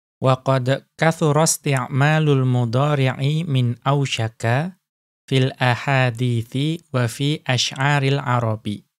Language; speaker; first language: Arabic; non-native, fluent; Indonesian